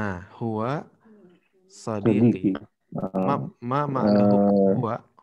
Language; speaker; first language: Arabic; non-native, fluent; Indonesian